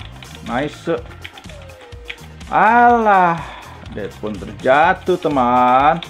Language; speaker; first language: Indonesian; native; Indonesian